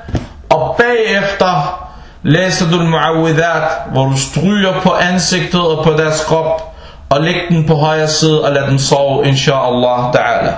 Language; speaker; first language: Danish; non-native, local second language; Arabic